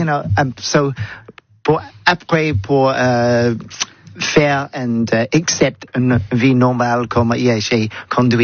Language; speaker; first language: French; non-native, learner; English